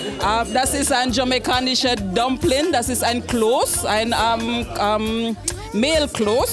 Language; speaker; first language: German; non-native, fluent; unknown